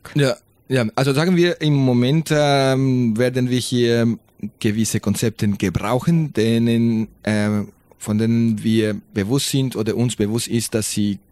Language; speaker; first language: German; non-native, fluent; Spanish